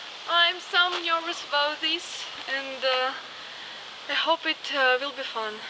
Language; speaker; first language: English; non-native, learner; Russian